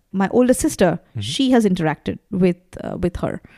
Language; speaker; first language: English; non-native, local second language; Bangla